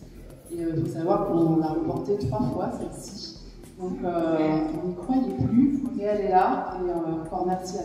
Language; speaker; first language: French; native; French